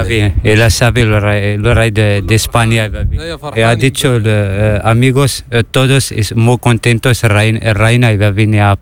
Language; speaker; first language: Spanish; non-native, learner; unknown